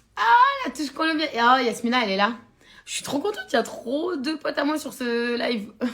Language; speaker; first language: French; native; French